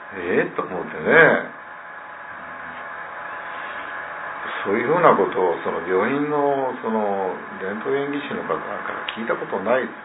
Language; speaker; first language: Japanese; native; Japanese